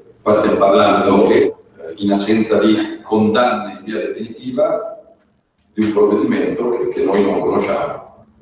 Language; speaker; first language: Italian; native; Italian